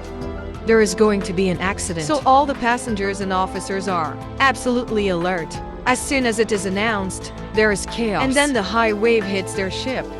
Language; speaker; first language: English; non-native, local second language; Hindi